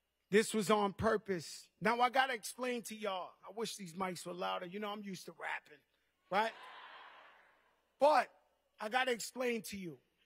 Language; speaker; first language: English; native; English